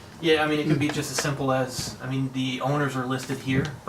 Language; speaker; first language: English; native; English